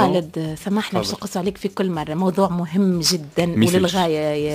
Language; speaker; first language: Arabic; native; Arabic